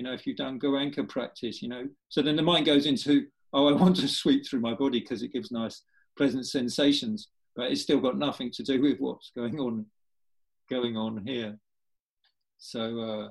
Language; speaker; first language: English; native; English